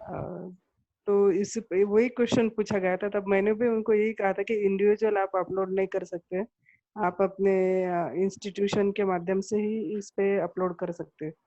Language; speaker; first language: Hindi; non-native, local second language; Marathi